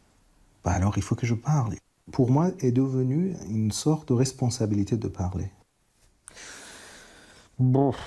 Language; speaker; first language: French; non-native, fluent; Persian